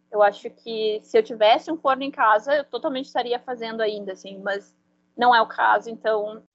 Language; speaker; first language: Portuguese; non-native, fluent; Spanish